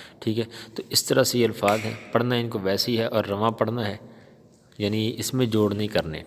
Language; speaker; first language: Urdu; non-native, local second language; Punjabi